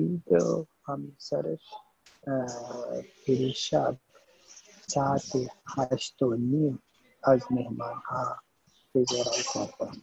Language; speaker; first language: Persian; non-native, learner; Urdu